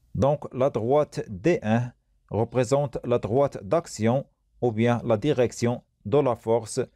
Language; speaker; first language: French; non-native, local second language; Arabic